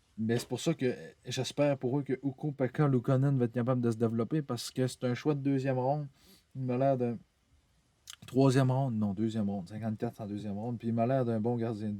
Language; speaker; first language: French; native; French